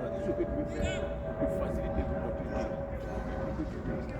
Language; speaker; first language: French; non-native, local second language; Baoulé